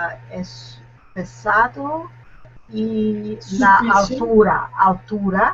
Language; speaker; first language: Spanish; non-native, learner; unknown